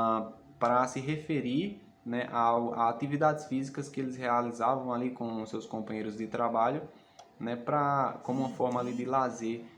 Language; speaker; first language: Portuguese; native; Portuguese